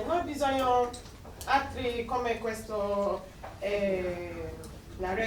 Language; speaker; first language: Italian; non-native, learner; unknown